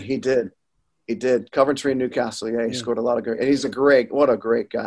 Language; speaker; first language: English; native; English